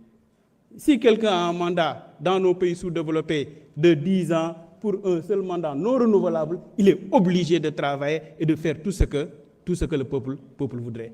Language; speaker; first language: French; non-native, local second language; Wolof